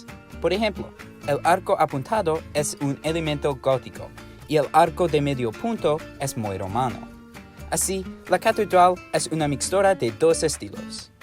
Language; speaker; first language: Spanish; non-native, learner; English